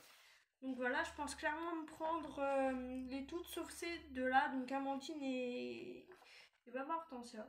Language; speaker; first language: French; native; French